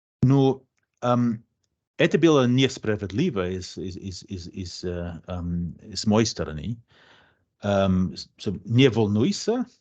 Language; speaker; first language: Russian; non-native, fluent; English